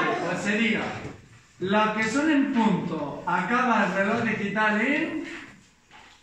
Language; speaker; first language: Spanish; native; Spanish